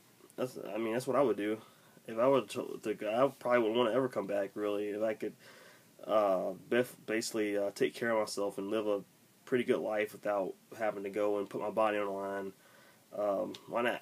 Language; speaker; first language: English; native; English